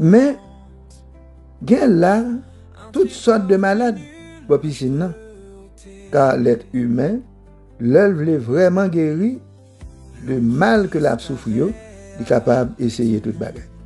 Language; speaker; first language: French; non-native, local second language; Haitian Creole